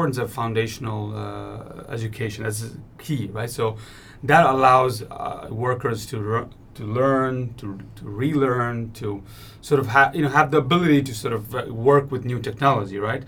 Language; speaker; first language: English; non-native, local second language; Nepali